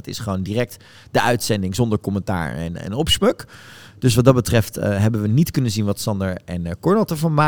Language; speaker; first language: Dutch; native; Dutch